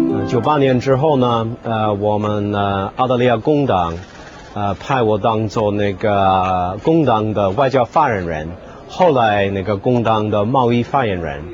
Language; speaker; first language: Chinese; non-native, fluent; English